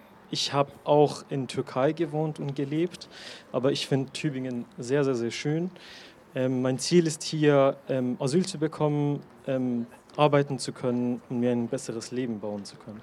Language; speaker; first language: German; non-native, learner; Persian